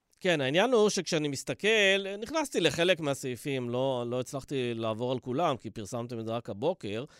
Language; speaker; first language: Hebrew; native; Hebrew